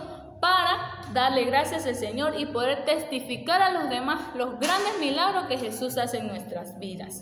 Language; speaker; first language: Spanish; native; Spanish